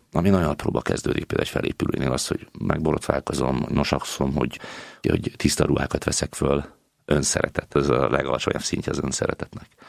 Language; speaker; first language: Hungarian; native; Hungarian